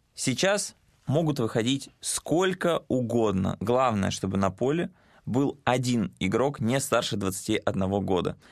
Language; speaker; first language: Russian; native; Russian